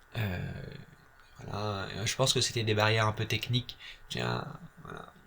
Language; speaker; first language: French; native; French